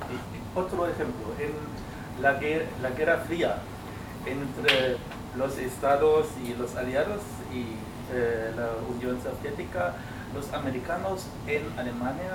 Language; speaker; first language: Spanish; non-native, fluent; German